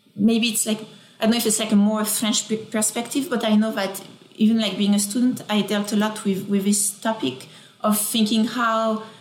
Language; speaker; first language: English; non-native, fluent; French